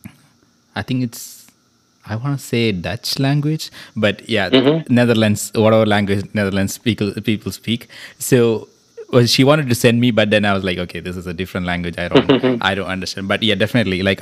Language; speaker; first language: English; non-native, local second language; Malayalam